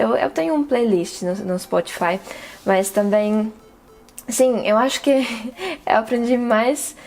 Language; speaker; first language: Portuguese; non-native, fluent; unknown